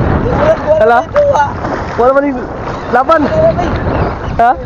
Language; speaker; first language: Filipino; non-native, local second language; Cebuano